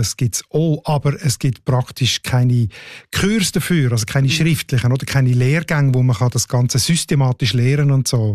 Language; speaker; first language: German; native; German